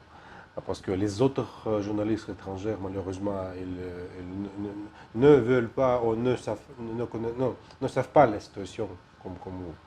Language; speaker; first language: French; non-native, learner; Ukrainian